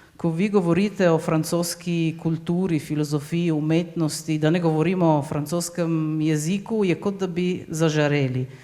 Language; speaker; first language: Slovenian; native; Slovenian